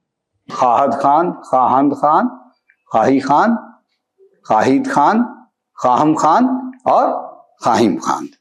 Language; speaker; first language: Persian; non-native, fluent; Urdu